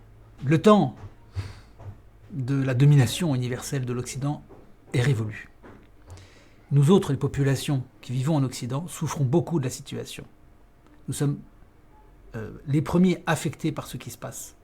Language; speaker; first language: French; native; French